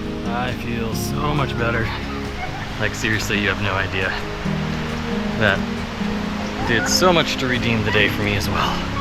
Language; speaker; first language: English; native; English